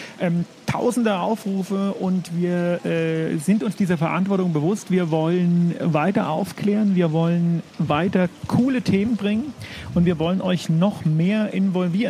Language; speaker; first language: German; native; German